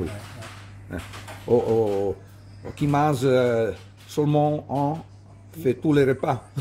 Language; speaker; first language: French; non-native, learner; Italian